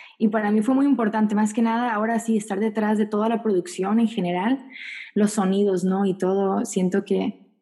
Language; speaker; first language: Spanish; early bilingual, heritage; Spanish